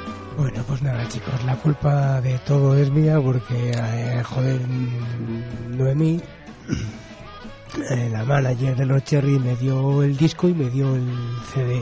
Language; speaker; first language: Spanish; native; Spanish